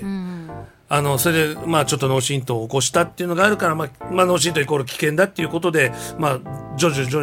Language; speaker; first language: Japanese; native; Japanese